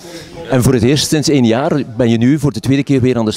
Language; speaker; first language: Dutch; native; Dutch